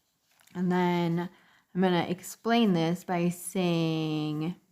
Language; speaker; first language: English; native; English